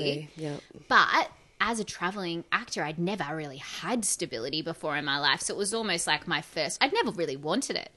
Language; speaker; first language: English; native; English